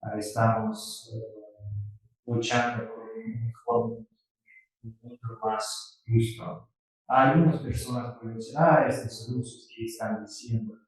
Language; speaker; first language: Spanish; non-native, fluent; Russian